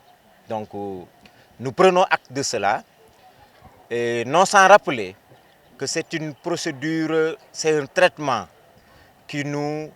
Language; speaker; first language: French; non-native, local second language; Wolof